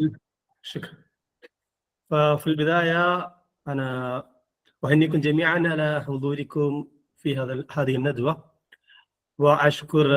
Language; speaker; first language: Arabic; non-native, fluent; Malayalam